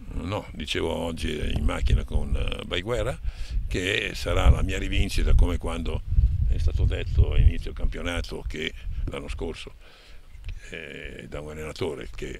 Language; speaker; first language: Italian; native; Italian